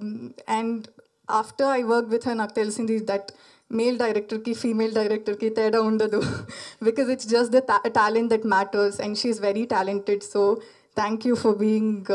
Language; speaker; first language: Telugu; non-native, learner; Malayalam